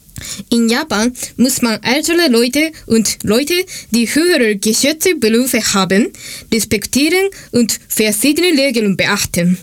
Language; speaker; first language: German; non-native, fluent; Japanese